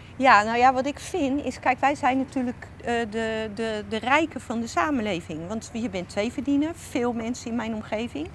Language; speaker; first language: Dutch; native; Dutch